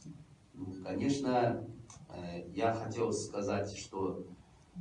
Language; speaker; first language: Russian; non-native, fluent; Chinese